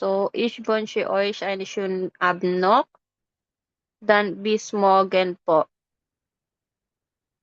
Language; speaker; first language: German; non-native, fluent; Filipino